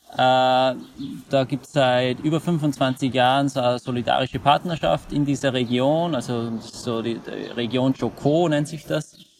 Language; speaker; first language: German; native; German